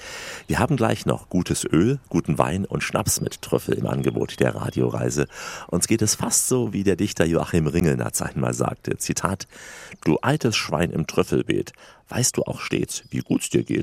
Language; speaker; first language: German; native; German